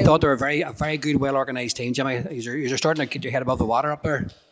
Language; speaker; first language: English; native; English